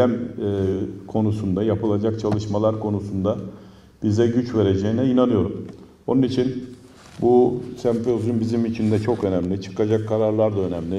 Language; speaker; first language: Turkish; native; Turkish